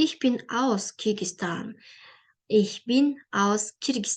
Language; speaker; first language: German; non-native, learner; Kyrgyz